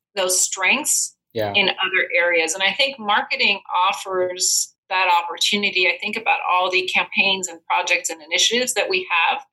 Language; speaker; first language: English; non-native, fluent; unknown